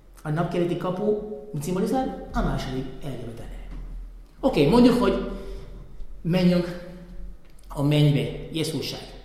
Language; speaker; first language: Hungarian; non-native, fluent; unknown